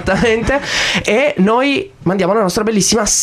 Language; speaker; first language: Italian; native; Italian